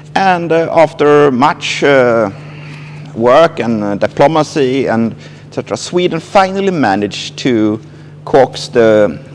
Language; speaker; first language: English; non-native, fluent; Swedish